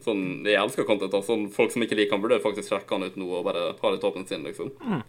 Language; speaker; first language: Norwegian; native; Norwegian